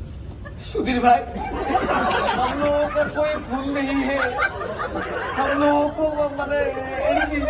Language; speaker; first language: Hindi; non-native, learner; Assamese